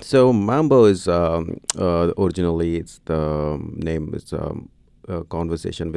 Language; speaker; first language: English; non-native, local second language; Tamil